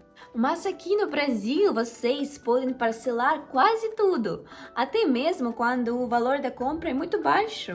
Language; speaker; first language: Portuguese; non-native, fluent; Russian